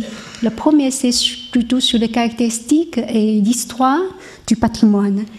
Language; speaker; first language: French; non-native, learner; Chinese